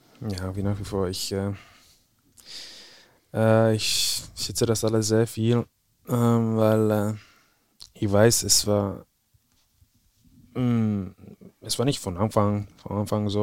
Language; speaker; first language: German; non-native, fluent; Czech